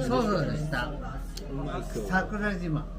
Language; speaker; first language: Japanese; native; Japanese